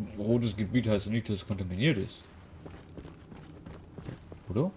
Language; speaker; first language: German; native; German